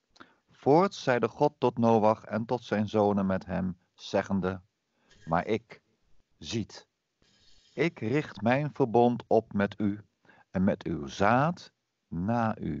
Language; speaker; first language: Dutch; native; Dutch